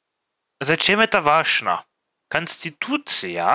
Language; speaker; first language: Russian; non-native, fluent; German